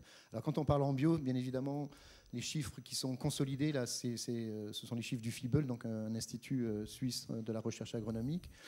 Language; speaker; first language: French; native; French